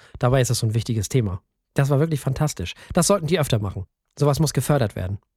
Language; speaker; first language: German; native; German